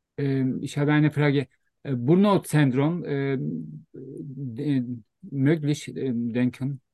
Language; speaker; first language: German; non-native, learner; Turkish